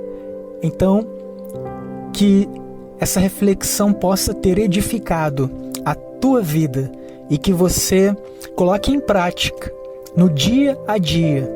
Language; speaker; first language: Portuguese; native; Portuguese